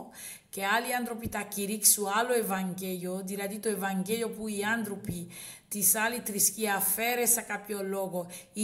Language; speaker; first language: Greek; non-native, learner; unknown